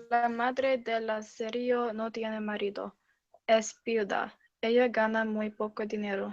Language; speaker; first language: Spanish; non-native, learner; English